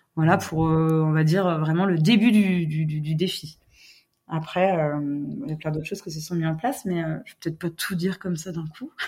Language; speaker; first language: French; non-native, fluent; English